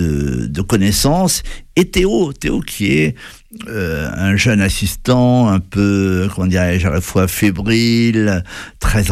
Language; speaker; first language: French; native; French